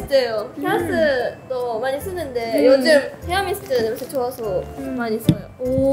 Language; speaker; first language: Korean; non-native, fluent; Japanese